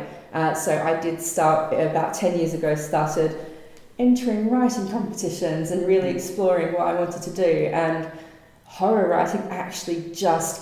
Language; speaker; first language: English; native; English